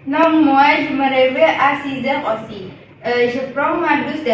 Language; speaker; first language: French; non-native, learner; Indonesian